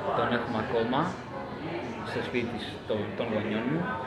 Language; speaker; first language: Greek; early bilingual, other home language; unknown